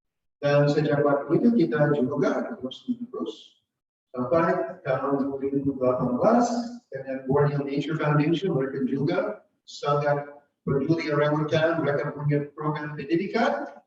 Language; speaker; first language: Indonesian; non-native, fluent; English